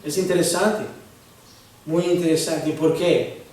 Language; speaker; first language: Spanish; early bilingual, heritage; Spanish